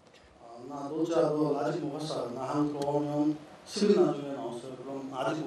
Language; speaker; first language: Korean; non-native, learner; Bangla